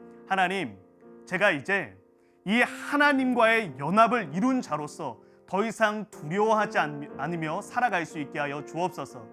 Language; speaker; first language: Korean; native; Korean